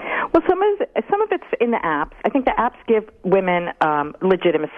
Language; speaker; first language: English; native; English